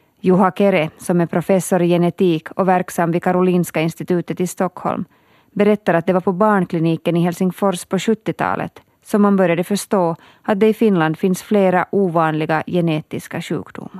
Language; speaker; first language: Swedish; native; Swedish